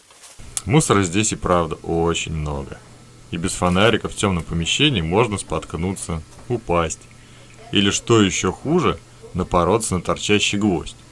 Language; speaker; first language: Russian; native; Russian